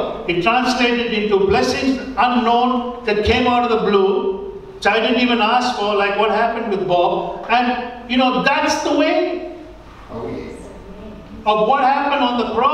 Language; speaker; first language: English; non-native, local second language; Tamil